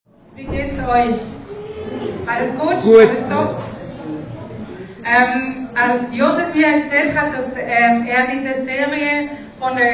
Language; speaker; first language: German; non-native, fluent; Spanish